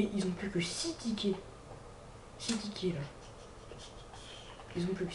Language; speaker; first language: French; native; French